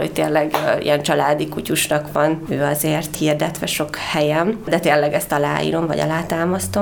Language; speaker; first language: Hungarian; native; Hungarian